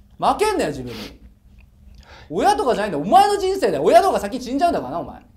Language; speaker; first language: Japanese; native; Japanese